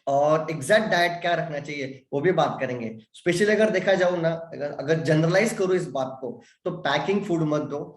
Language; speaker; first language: Hindi; non-native, local second language; Marathi